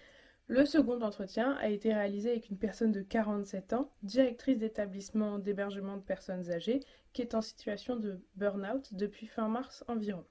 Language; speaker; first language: French; native; French